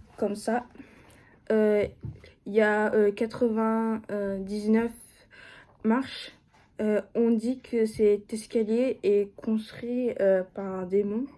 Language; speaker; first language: French; non-native, fluent; Japanese